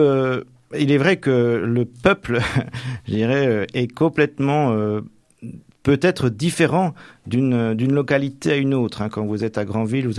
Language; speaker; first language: French; native; French